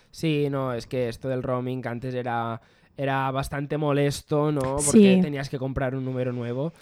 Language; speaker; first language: Spanish; native; Spanish